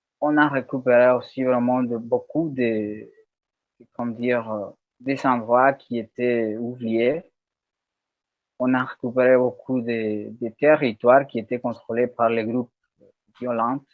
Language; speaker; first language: French; non-native, learner; Spanish